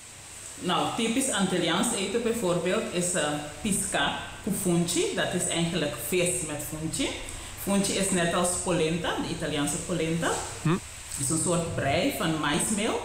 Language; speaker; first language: Dutch; non-native, local second language; Papiamento